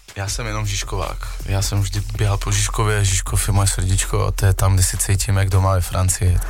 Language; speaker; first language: Czech; early bilingual, other home language; French